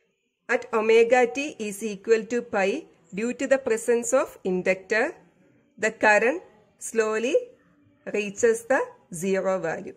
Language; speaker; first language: English; non-native, local second language; Malayalam